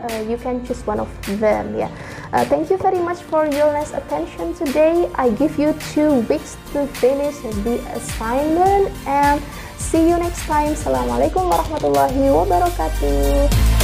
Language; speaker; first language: English; non-native, fluent; Indonesian